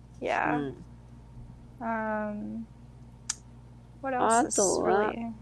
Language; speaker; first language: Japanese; non-native, fluent; English